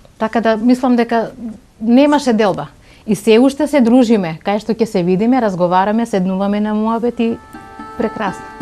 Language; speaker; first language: Macedonian; non-native, local second language; Romany